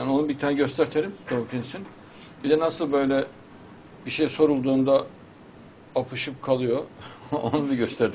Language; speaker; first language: Turkish; native; Turkish